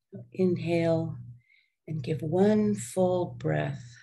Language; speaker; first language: English; native; English